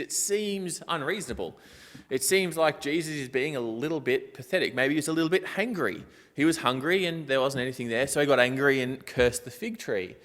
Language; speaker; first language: English; native; English